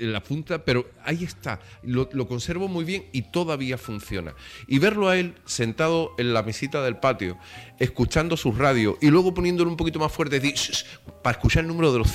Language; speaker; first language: Spanish; native; Spanish